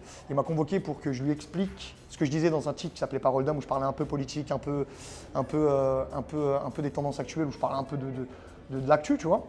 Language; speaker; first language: French; native; French